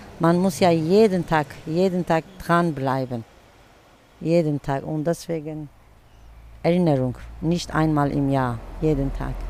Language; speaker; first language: German; early bilingual, other home language; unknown